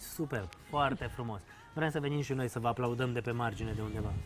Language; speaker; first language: Romanian; native; Romanian